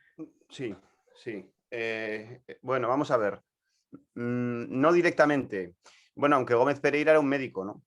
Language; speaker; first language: Spanish; native; Spanish